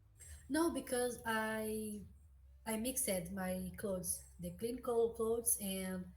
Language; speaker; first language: English; non-native, learner; Portuguese